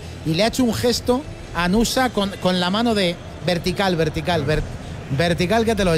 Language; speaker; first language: Spanish; native; Spanish